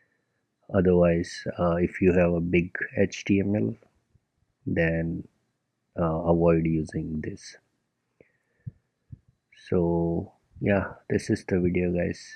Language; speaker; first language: English; non-native, local second language; Gujarati